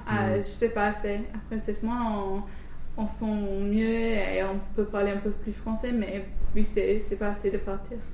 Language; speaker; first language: French; non-native, learner; English